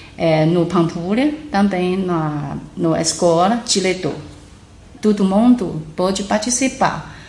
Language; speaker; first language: Portuguese; non-native, learner; Chinese